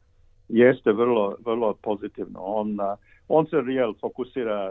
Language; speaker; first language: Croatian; early bilingual, heritage; Croatian